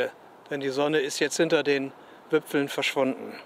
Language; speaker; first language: German; native; German